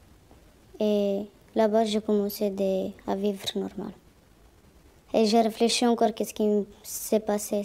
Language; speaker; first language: French; non-native, learner; Romanian